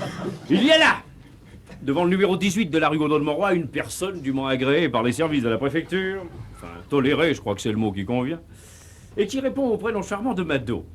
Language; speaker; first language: French; native; French